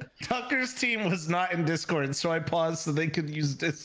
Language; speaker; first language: English; native; English